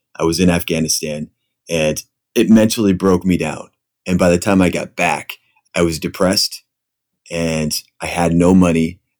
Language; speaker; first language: English; native; English